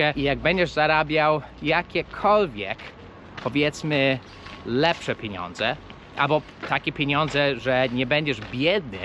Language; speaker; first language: Polish; non-native, fluent; English